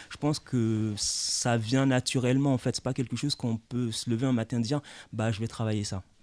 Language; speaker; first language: French; early bilingual, other home language; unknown